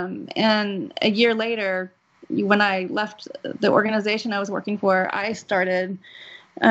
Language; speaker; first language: English; native; English